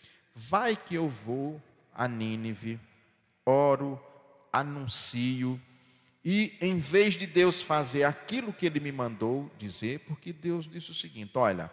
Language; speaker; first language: Portuguese; native; Portuguese